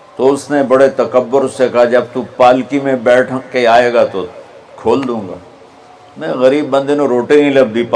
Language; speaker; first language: Urdu; non-native, local second language; Punjabi